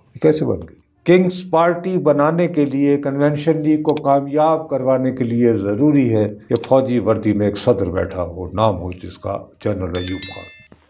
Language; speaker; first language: Urdu; non-native, local second language; Punjabi